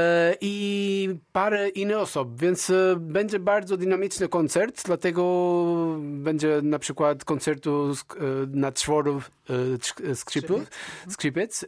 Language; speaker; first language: Polish; non-native, learner; Portuguese